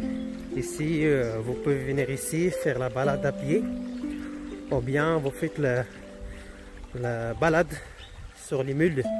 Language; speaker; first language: French; non-native, local second language; Arabic